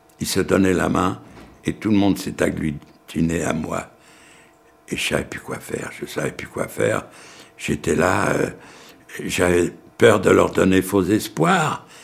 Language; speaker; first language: French; early bilingual, other home language; Yiddish